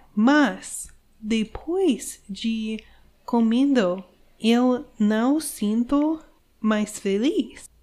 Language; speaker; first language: Portuguese; non-native, fluent; English